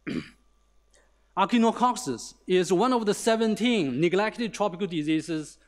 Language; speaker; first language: English; non-native, fluent; Chinese